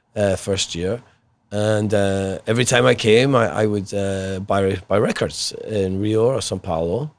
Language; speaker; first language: English; native; English